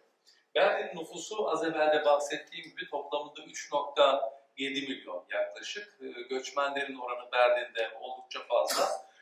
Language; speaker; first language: Turkish; early bilingual, heritage; Turkish